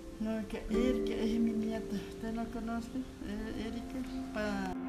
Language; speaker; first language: Spanish; non-native, local second language; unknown